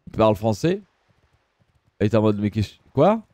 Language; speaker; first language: French; early bilingual, other home language; Italian